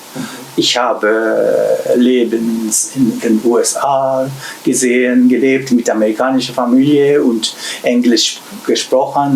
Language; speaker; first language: German; non-native, learner; Japanese